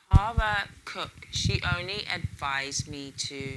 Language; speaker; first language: English; native; English